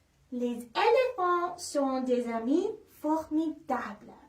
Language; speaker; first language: French; non-native, fluent; English